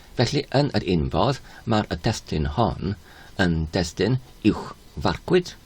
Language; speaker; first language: Welsh; non-native, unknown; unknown